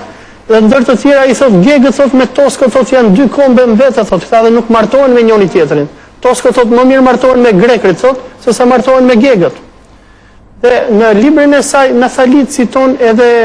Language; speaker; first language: Albanian; native; Albanian